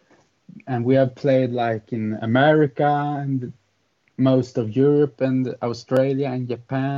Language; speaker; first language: English; non-native, fluent; Swedish